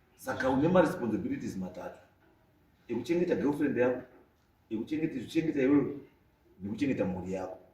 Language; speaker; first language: Shona; native; Shona